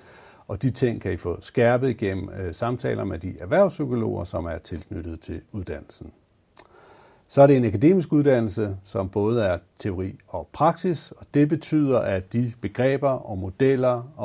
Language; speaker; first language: Danish; native; Danish